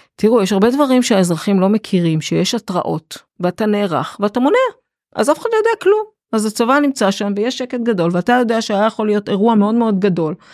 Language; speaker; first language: Hebrew; native; Hebrew